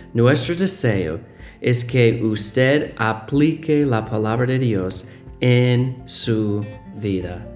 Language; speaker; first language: Spanish; non-native, fluent; English